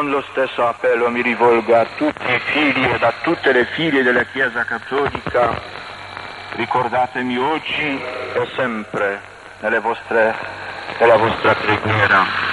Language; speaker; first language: Italian; non-native, fluent; Polish